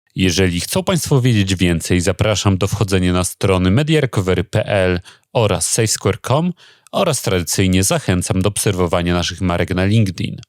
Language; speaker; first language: Polish; native; Polish